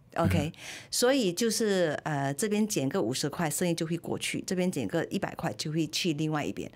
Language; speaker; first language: Chinese; native; Chinese